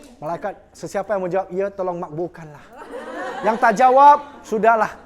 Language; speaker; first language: Malay; non-native, local second language; Chinese